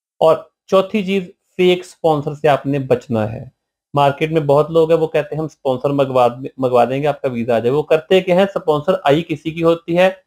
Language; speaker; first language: Hindi; non-native, local second language; Punjabi